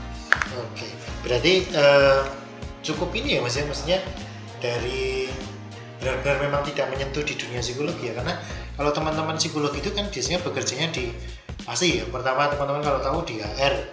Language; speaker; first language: Indonesian; non-native, local second language; Javanese